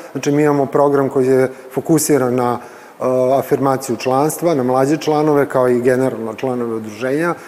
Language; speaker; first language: Serbian; native; Serbian